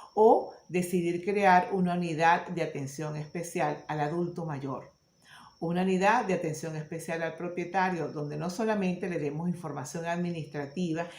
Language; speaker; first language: Spanish; native; Spanish